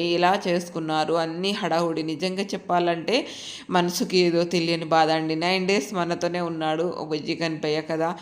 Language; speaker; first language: Telugu; native; Telugu